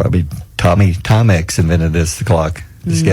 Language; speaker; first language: English; native; English